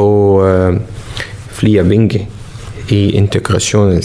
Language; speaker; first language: Danish; non-native, learner; Arabic